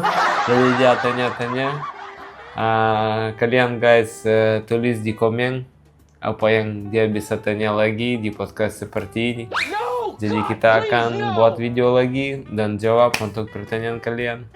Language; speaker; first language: Indonesian; non-native, learner; Russian